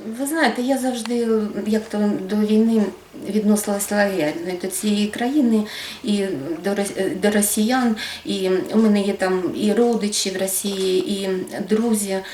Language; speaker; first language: Ukrainian; native; Ukrainian